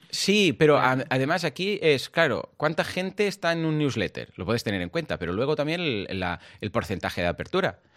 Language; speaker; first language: Spanish; non-native, local second language; Catalan